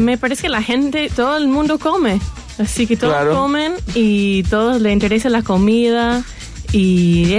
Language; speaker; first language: Spanish; non-native, fluent; English